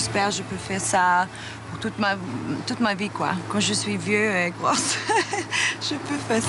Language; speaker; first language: French; non-native, fluent; Swedish